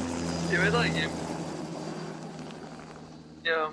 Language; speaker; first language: Icelandic; early bilingual, heritage; Icelandic